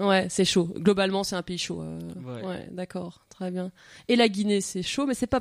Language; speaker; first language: French; native; French